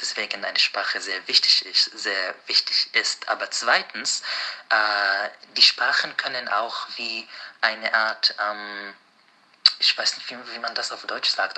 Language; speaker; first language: German; non-native, fluent; Arabic